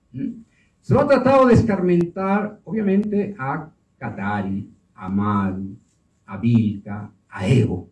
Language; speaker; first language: Spanish; native; Spanish